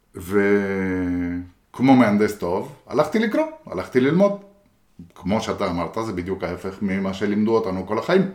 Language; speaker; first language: Hebrew; non-native, fluent; Spanish